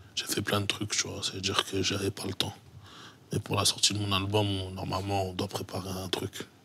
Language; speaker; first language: French; native; French